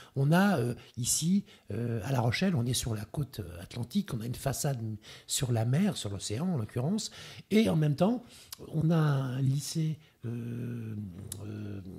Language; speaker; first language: French; native; French